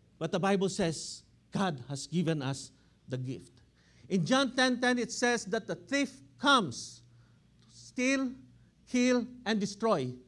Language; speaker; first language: English; non-native, local second language; Filipino